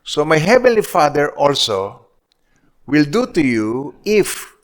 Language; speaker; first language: English; non-native, local second language; Filipino